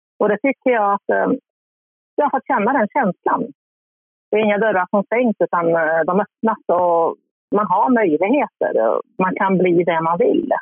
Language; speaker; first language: Swedish; early bilingual, other home language; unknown